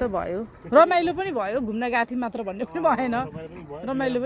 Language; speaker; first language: Nepali; native; Nepali